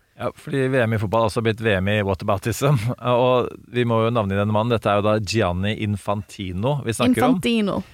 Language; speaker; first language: Norwegian; native; Norwegian